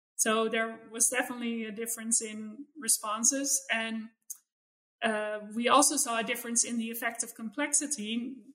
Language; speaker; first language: English; non-native, fluent; Dutch